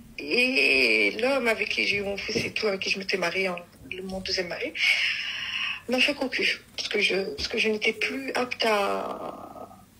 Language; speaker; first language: French; early bilingual, other home language; Arabic